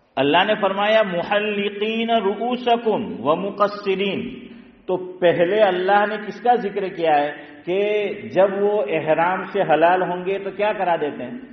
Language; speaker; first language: Urdu; non-native, local second language; Gujarati